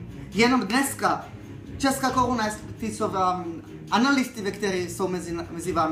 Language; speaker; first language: Czech; early bilingual, heritage; Czech